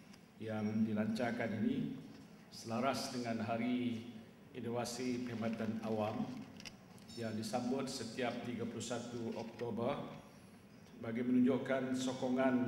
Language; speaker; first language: Malay; native; Malay